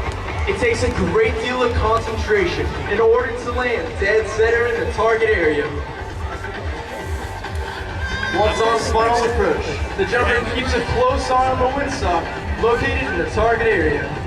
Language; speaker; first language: English; native; English